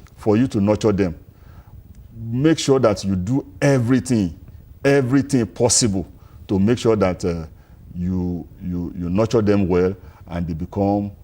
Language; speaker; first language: English; non-native, local second language; Yoruba